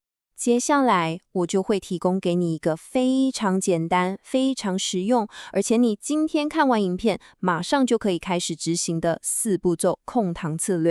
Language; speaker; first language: Chinese; native; Chinese